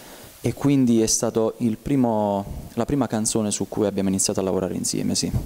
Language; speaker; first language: Italian; native; Italian